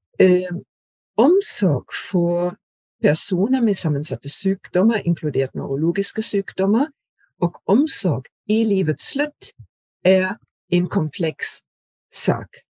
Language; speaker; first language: Norwegian; non-native, fluent; German